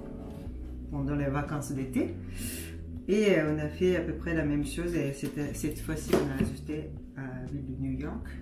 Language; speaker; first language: French; non-native, fluent; Japanese